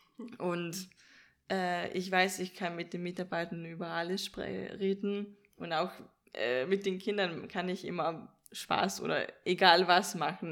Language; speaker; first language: German; non-native, fluent; Danish